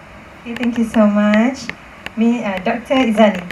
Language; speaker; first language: English; non-native, local second language; Malay